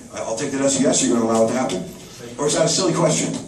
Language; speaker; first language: English; native; English